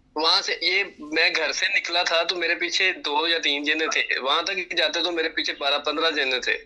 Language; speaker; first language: Urdu; non-native, local second language; Punjabi